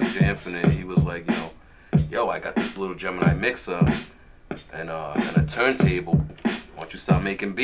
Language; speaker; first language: English; native; English